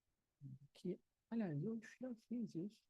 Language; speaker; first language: Portuguese; native; Portuguese